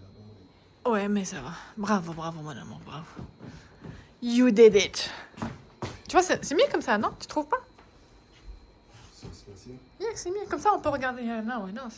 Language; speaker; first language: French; non-native, local second language; Arabic